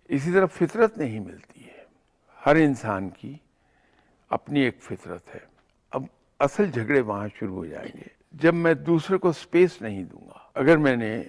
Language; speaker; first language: Urdu; native; Urdu